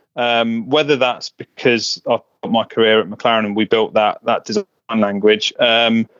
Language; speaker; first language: English; native; English